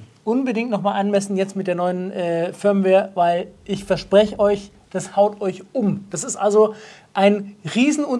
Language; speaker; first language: German; native; German